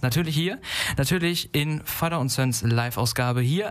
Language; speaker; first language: German; native; German